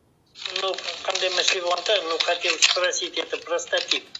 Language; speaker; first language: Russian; non-native, local second language; Kazakh